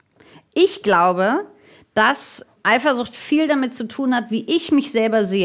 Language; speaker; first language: German; native; German